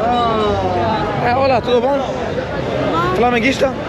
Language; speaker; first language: Portuguese; non-native, learner; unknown